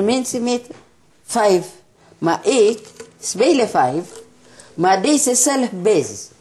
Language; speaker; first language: Dutch; non-native, learner; Tigrinya